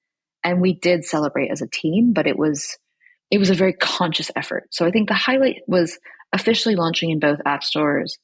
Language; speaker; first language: English; early bilingual, other home language; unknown